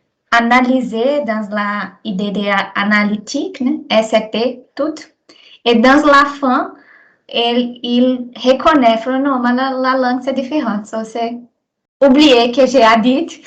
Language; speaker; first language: French; non-native, learner; Portuguese